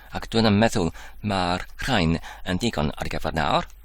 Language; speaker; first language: Welsh; non-native, local second language; English